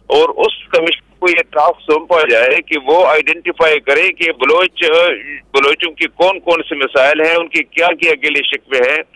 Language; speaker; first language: Urdu; non-native, local second language; Pashto